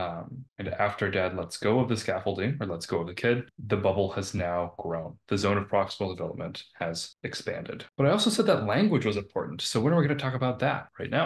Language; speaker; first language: English; native; English